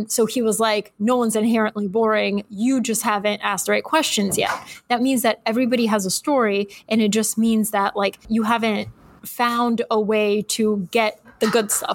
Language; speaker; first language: English; native; English